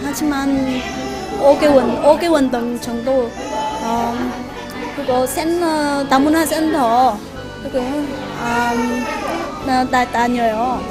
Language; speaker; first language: Korean; non-native, learner; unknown